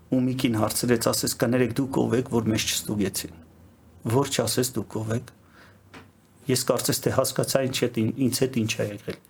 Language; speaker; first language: Armenian; native; Armenian